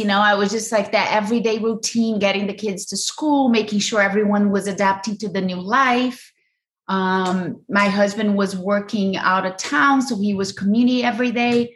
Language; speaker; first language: English; non-native, fluent; Portuguese